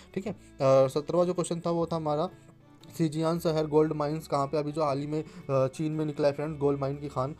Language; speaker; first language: Hindi; native; Hindi